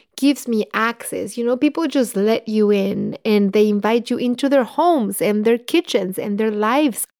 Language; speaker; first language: English; non-native, fluent; Spanish